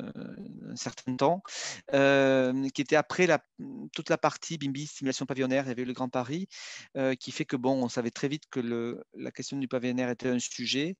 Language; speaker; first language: French; native; French